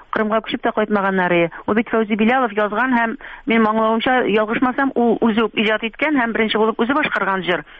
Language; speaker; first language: Tatar; native; Tatar